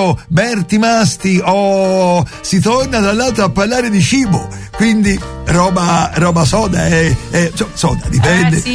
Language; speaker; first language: Italian; native; Italian